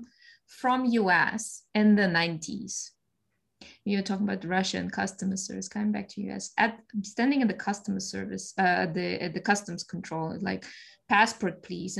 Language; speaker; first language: English; non-native, fluent; Russian